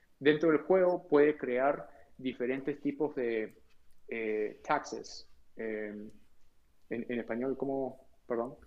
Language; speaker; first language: Spanish; early bilingual, heritage; Spanish